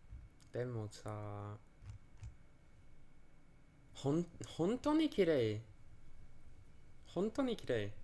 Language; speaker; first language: Japanese; non-native, learner; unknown